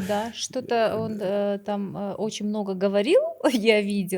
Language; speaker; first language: Russian; non-native, local second language; Kazakh